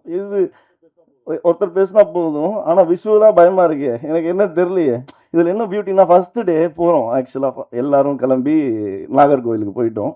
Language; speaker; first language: Tamil; native; Tamil